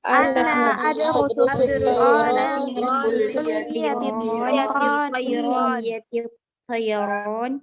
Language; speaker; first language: Arabic; non-native, learner; Indonesian